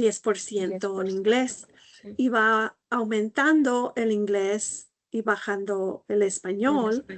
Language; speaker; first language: Spanish; non-native, fluent; English